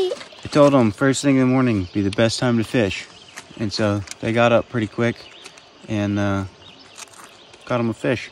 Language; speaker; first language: English; native; English